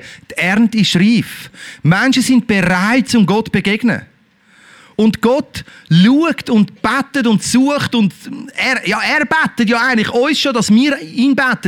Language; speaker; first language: German; native; German